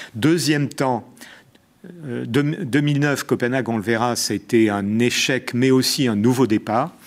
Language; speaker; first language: French; native; French